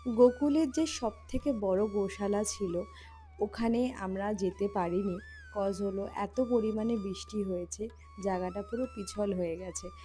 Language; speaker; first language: Bangla; native; Bangla